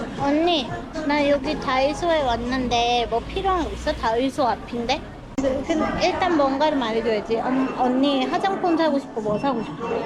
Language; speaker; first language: Korean; non-native, fluent; Urdu